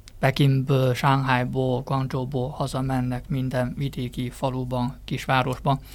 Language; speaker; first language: Hungarian; non-native, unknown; Chinese